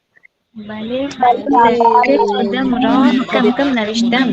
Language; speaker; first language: Persian; non-native, learner; Urdu